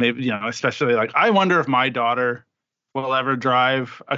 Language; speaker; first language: English; native; English